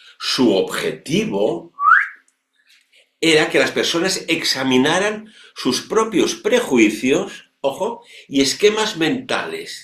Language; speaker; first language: Spanish; non-native, local second language; Catalan